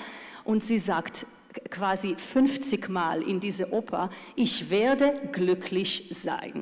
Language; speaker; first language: German; non-native, fluent; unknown